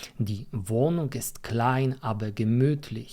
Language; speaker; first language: German; non-native, fluent; Polish